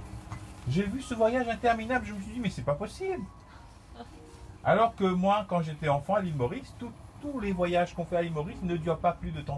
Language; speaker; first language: French; native; French